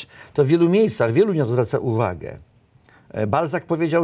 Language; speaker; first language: Polish; native; Polish